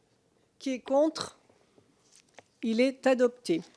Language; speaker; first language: French; native; French